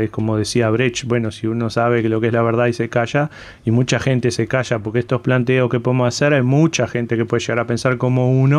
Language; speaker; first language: Spanish; native; Spanish